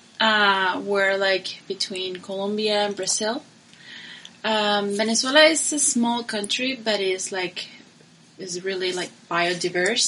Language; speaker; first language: English; non-native, learner; Spanish